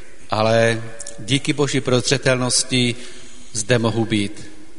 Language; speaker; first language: Czech; native; Czech